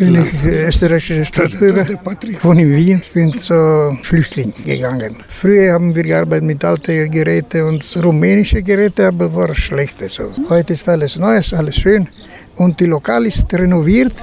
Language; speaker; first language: German; non-native, learner; Romanian